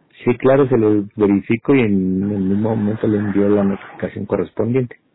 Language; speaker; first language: Spanish; native; Spanish